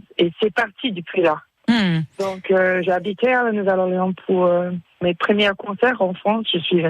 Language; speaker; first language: French; non-native, fluent; English